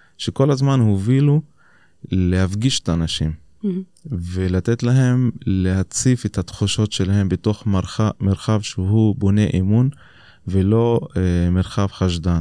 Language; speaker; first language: Hebrew; non-native, local second language; Arabic